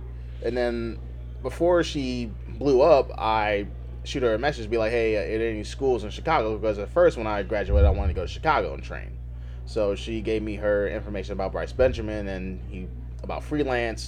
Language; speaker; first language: English; native; English